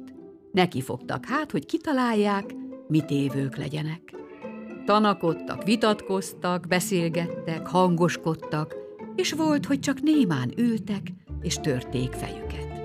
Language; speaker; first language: Hungarian; native; Hungarian